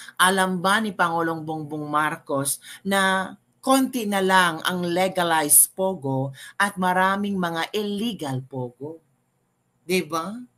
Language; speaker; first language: Filipino; non-native, local second language; Cebuano